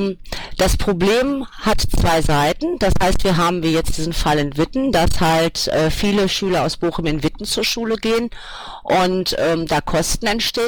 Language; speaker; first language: German; native; German